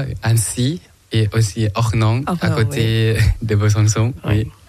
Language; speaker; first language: French; non-native, learner; Thai